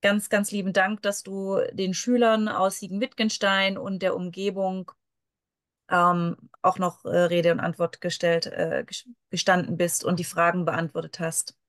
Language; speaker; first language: German; native; German